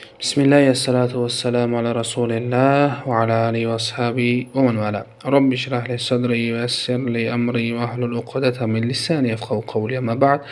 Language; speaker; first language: Arabic; non-native, fluent; Tajik